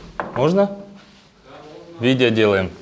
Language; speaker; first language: Russian; native; Russian